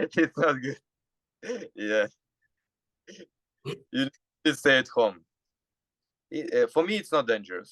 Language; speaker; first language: English; non-native, learner; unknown